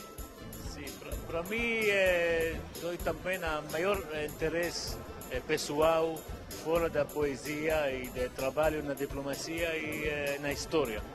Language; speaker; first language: Portuguese; non-native, fluent; Arabic